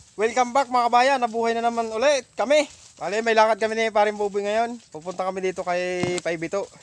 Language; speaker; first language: Filipino; non-native, local second language; Bikol